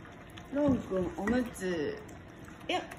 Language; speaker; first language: Japanese; native; Japanese